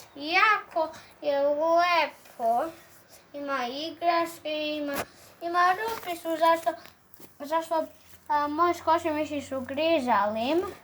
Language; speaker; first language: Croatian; early bilingual, heritage; Croatian